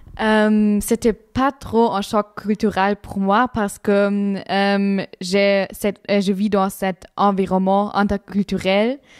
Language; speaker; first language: French; non-native, fluent; German